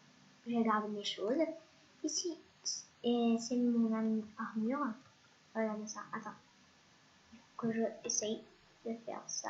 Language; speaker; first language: French; non-native, fluent; Spanish